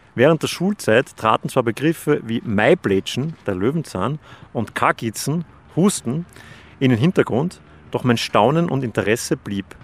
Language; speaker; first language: German; native; German